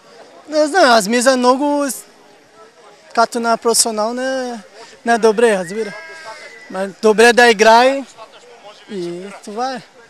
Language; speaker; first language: Bulgarian; non-native, learner; Portuguese